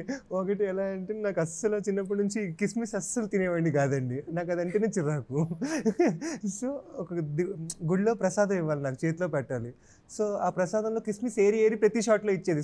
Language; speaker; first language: Telugu; native; Telugu